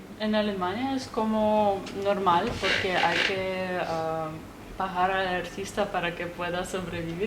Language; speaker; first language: Spanish; non-native, fluent; German